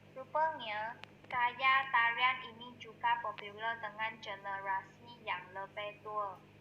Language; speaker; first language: Malay; non-native, local second language; Chinese